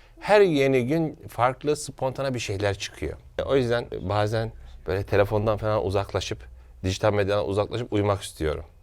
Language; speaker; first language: Turkish; native; Turkish